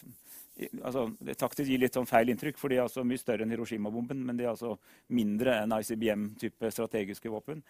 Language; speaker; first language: Norwegian; native; Norwegian